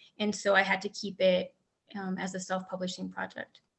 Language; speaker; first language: English; early bilingual, other home language; Spanish